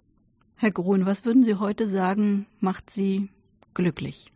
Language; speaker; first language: German; native; German